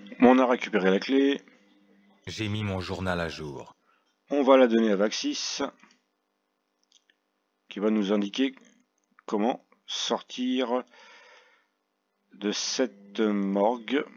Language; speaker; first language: French; native; French